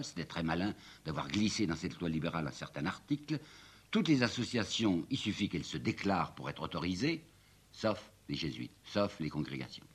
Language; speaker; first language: French; native; French